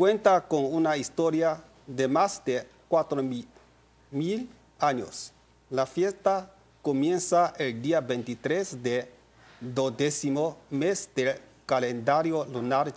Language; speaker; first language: Spanish; non-native, learner; Chinese